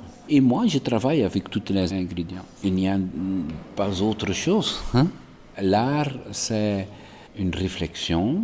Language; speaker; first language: French; non-native, local second language; Dutch